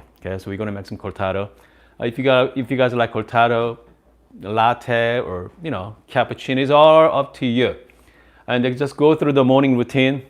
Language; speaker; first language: English; non-native, fluent; Korean